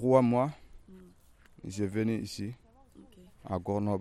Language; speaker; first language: French; non-native, learner; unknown